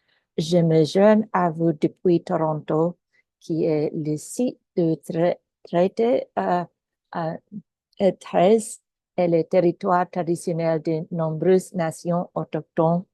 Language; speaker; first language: French; non-native, local second language; Filipino